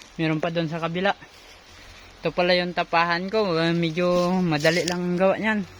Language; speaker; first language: Filipino; non-native, local second language; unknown